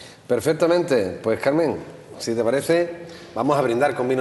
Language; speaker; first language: Spanish; native; Spanish